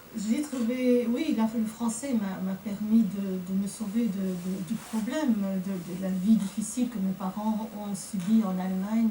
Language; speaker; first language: French; early bilingual, other home language; Russian